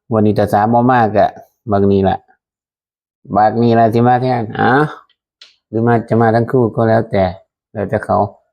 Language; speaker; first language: Thai; native; Thai